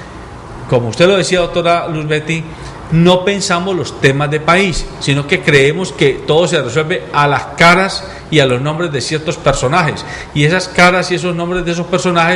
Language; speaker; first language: Spanish; native; Spanish